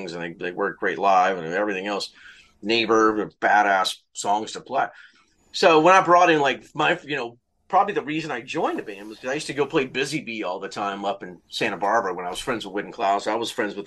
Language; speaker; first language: English; native; English